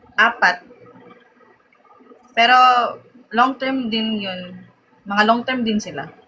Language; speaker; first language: Filipino; non-native, local second language; Cebuano